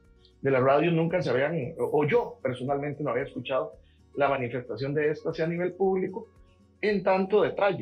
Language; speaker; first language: Spanish; native; Spanish